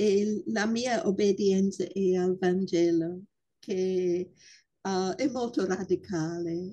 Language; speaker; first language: Italian; non-native, fluent; English